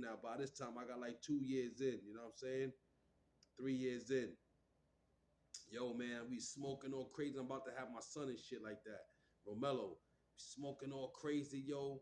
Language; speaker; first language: English; native; English